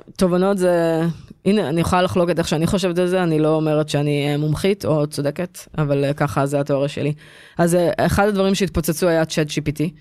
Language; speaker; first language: Hebrew; native; Hebrew